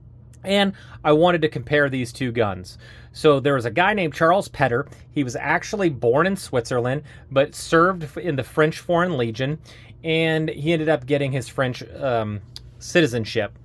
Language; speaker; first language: English; native; English